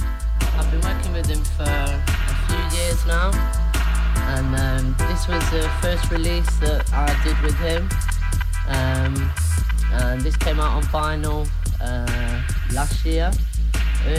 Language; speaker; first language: English; native; English